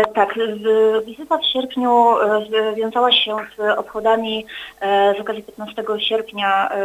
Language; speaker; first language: Polish; native; Polish